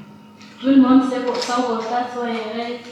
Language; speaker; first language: French; non-native, learner; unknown